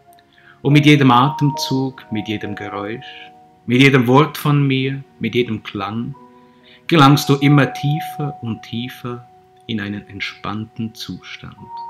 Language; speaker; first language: German; native; German